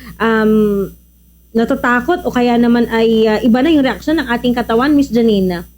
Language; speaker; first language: Filipino; non-native, local second language; Pangasinan